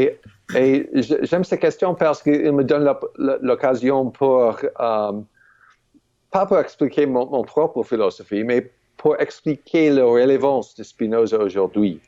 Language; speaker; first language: French; non-native, fluent; English